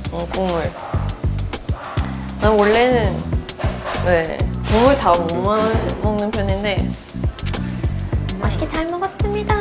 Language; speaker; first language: Korean; non-native, fluent; Swedish